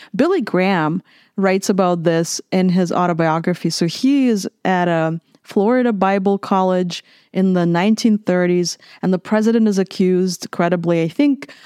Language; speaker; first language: English; non-native, fluent; Russian